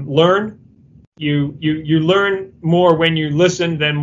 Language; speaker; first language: English; native; English